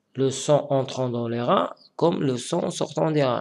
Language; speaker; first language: French; non-native, local second language; Arabic